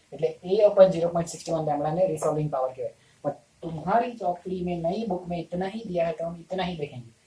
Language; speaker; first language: Hindi; non-native, local second language; Gujarati